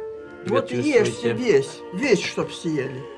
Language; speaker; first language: Russian; native; Russian